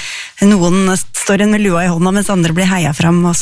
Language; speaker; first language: Norwegian; native; Norwegian